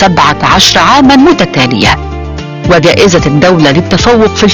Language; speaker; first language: Arabic; native; Arabic